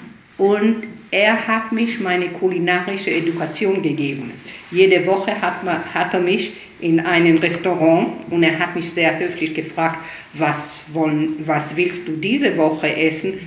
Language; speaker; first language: German; early bilingual, heritage; German